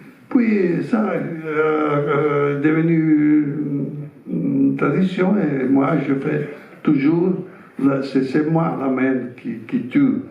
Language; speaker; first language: French; non-native, fluent; Italian